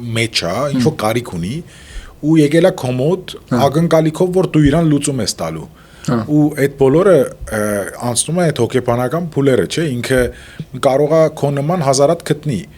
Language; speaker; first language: Armenian; early bilingual, heritage; Armenian